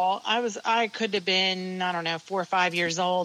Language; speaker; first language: English; native; English